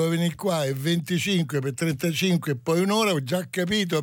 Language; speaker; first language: Italian; native; Italian